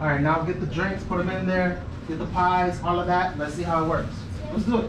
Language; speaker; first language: English; early bilingual, other home language; Spanish